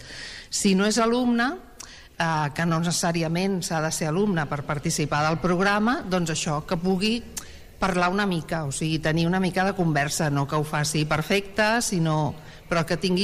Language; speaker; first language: Catalan; native; Catalan